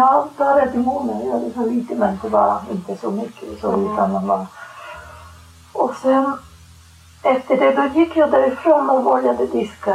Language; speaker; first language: Swedish; non-native, learner; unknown